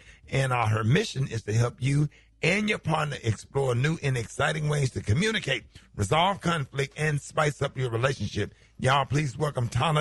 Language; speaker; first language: English; native; English